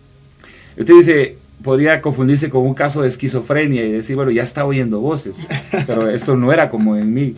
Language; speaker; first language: Spanish; native; Spanish